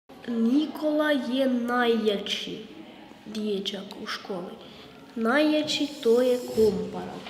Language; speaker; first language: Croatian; non-native, learner; Ukrainian